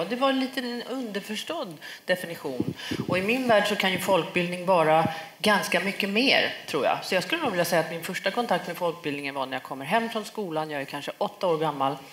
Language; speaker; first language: Swedish; native; Swedish